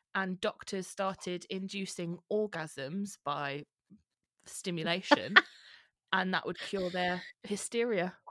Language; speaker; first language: English; native; English